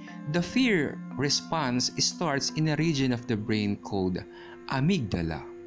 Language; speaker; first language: English; non-native, local second language; Filipino